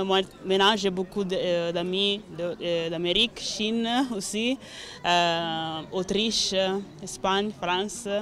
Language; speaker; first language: French; non-native, fluent; Italian